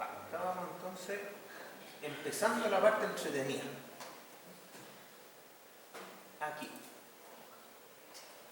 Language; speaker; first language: Spanish; native; Spanish